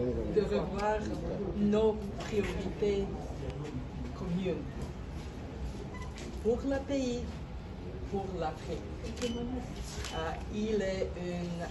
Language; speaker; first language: French; non-native, learner; Bulgarian